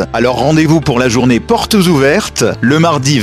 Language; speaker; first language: French; native; French